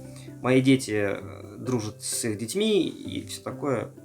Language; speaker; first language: Russian; native; Russian